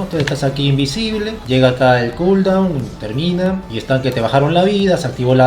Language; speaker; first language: Spanish; native; Spanish